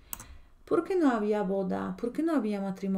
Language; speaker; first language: Spanish; non-native, fluent; Polish